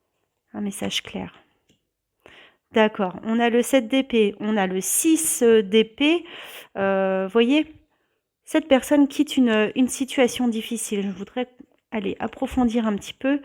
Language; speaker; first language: French; native; French